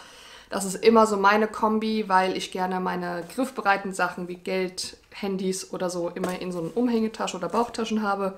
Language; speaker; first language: German; native; German